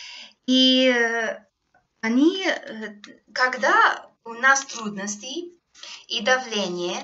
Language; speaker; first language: Russian; non-native, fluent; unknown